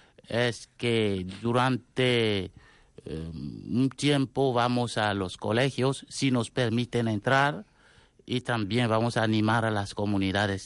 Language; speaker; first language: Spanish; non-native, fluent; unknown